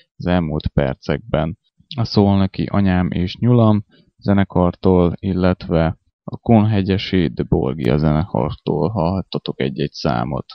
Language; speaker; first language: Hungarian; native; Hungarian